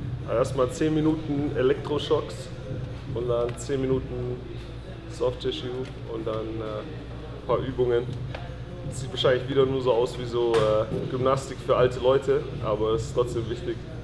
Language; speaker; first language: German; native; German